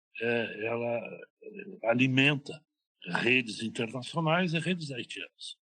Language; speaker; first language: Portuguese; native; Portuguese